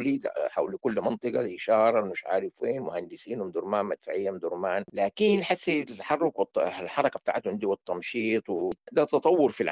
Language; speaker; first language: Arabic; native; Arabic